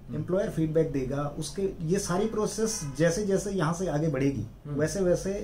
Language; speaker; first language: Hindi; native; Hindi